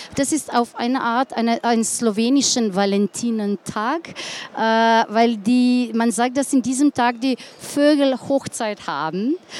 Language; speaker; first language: German; non-native, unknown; Slovenian